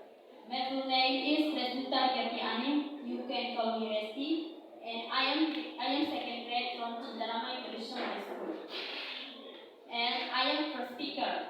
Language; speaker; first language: English; non-native, learner; Indonesian